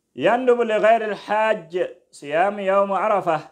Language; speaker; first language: Arabic; non-native, fluent; Mandingo